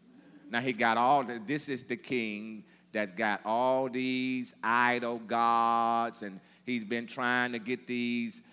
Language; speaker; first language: English; native; English